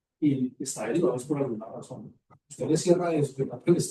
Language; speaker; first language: Spanish; native; Spanish